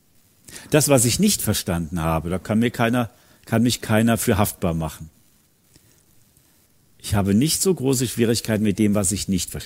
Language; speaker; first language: German; native; German